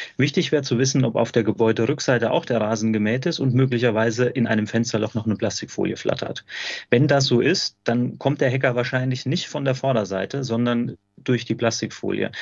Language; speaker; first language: German; native; German